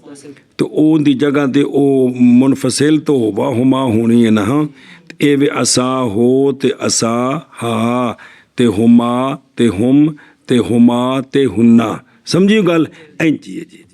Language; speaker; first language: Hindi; non-native, local second language; Punjabi